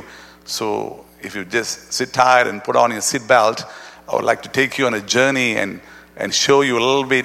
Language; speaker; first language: English; non-native, local second language; Tamil